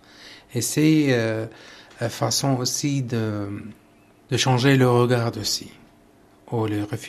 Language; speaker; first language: French; non-native, learner; Arabic